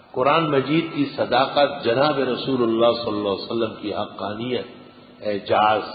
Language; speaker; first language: Urdu; non-native, local second language; Pashto